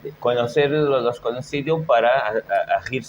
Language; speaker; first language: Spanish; non-native, fluent; Portuguese